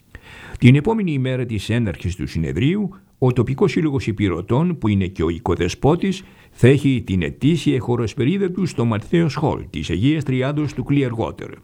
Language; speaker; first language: Greek; native; Greek